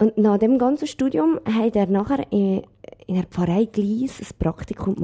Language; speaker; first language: German; native; German